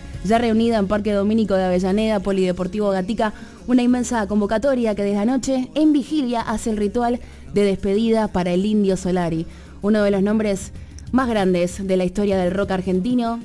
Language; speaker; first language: Spanish; native; Spanish